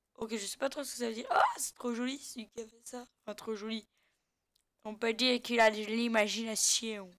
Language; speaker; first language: French; native; French